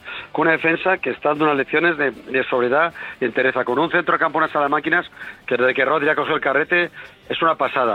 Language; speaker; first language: Spanish; native; Spanish